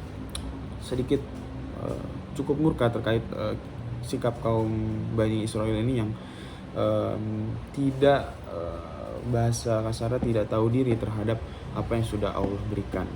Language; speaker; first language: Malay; non-native, local second language; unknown